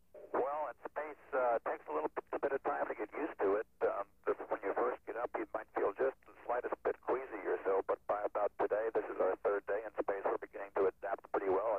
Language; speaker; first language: English; native; English